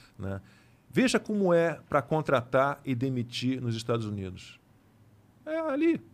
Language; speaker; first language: Portuguese; native; Portuguese